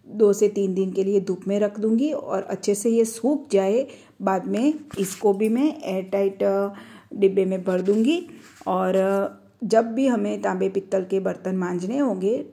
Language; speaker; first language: Hindi; non-native, local second language; Gujarati